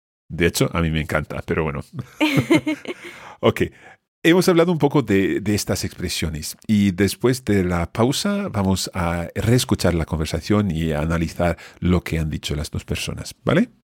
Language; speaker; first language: Spanish; non-native, fluent; English